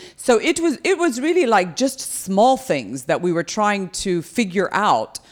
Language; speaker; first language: English; native; English